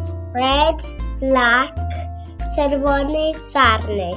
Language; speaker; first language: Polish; early bilingual, heritage; Polish